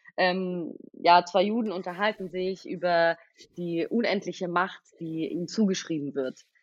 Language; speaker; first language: German; native; German